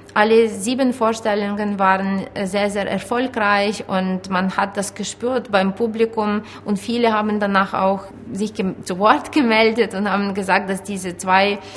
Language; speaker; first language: German; non-native, fluent; Ukrainian